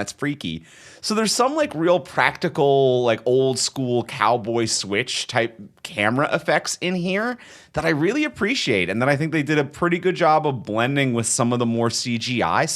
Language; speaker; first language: English; native; English